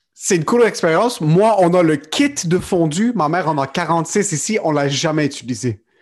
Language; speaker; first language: French; native; French